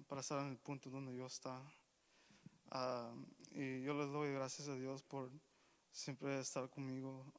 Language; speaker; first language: Spanish; early bilingual, heritage; Spanish